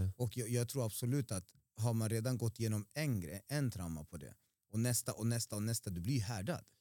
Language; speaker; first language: Swedish; early bilingual, other home language; Spanish